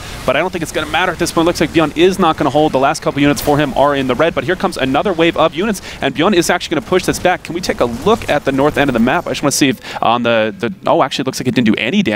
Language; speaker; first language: English; native; English